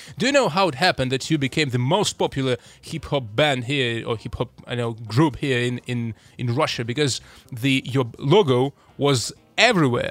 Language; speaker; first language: English; non-native, fluent; Russian